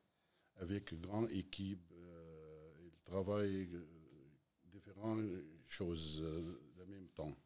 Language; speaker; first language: French; non-native, learner; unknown